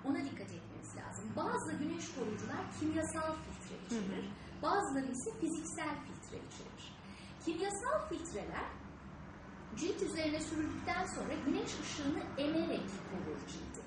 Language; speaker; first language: Turkish; native; Turkish